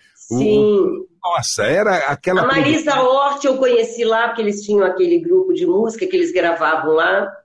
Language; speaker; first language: Portuguese; non-native, local second language; German